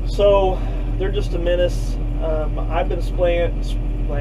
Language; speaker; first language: English; native; English